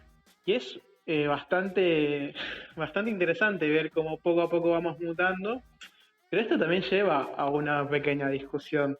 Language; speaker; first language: Spanish; native; Spanish